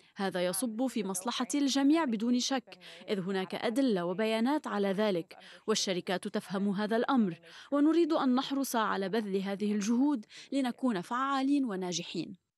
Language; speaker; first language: Arabic; early bilingual, other home language; Persian